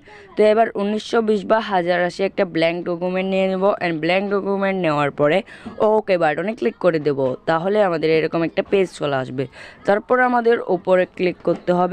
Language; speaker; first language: Bangla; native; Bangla